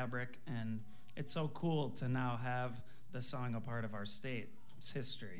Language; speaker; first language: English; native; English